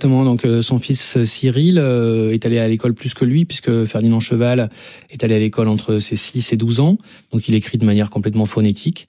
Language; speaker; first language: French; native; French